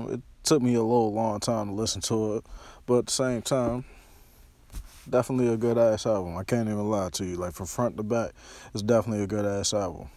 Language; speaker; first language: English; native; English